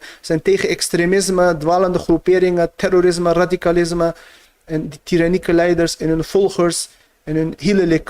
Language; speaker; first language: Dutch; early bilingual, other home language; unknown